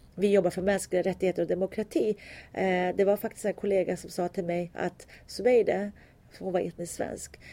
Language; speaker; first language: Swedish; early bilingual, other home language; Turkish